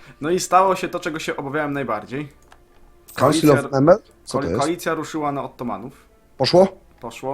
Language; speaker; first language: Polish; native; Polish